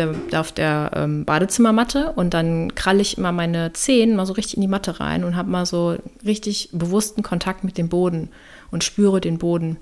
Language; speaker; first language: German; native; German